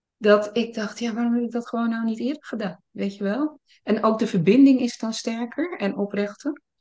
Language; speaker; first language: Dutch; early bilingual, other home language; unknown